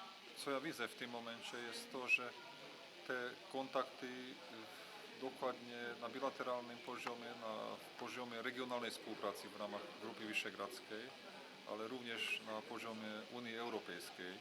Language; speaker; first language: Polish; non-native, fluent; Hungarian